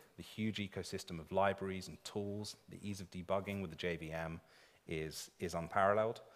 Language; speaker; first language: English; native; English